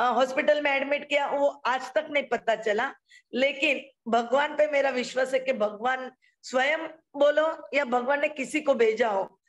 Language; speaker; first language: Hindi; non-native, local second language; Marathi